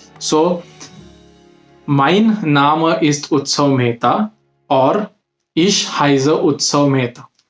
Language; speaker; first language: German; non-native, learner; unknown